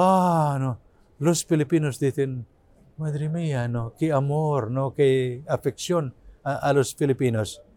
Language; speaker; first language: Spanish; non-native, learner; Cebuano